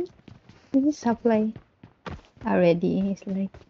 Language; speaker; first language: English; non-native, learner; Indonesian